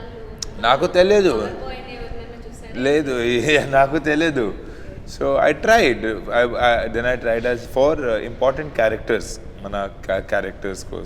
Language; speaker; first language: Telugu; non-native, learner; Hindi